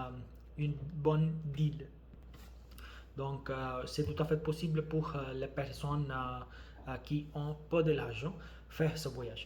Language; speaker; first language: French; non-native, learner; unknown